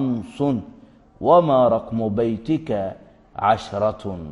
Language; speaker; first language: Arabic; non-native, fluent; Urdu